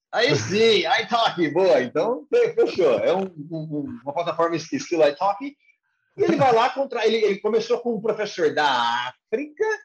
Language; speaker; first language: Portuguese; native; Portuguese